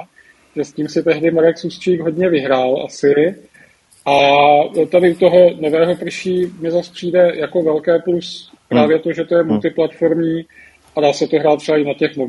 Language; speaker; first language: Czech; native; Czech